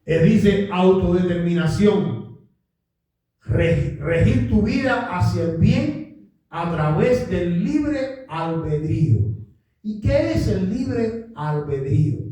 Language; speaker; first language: Spanish; native; Spanish